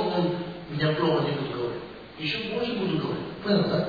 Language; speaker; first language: Russian; non-native, learner; Tibetan